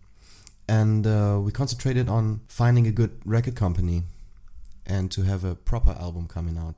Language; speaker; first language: English; non-native, fluent; German